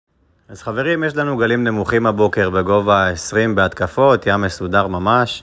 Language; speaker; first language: Hebrew; native; Hebrew